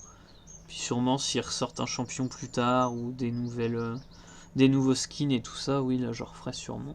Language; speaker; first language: French; native; French